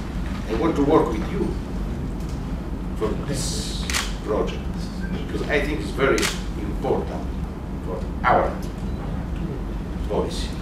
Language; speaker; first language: English; non-native, learner; Italian